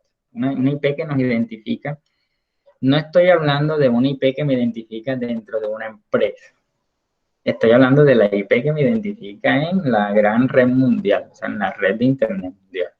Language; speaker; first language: Spanish; native; Spanish